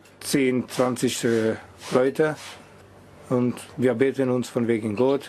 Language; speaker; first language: German; non-native, learner; Romany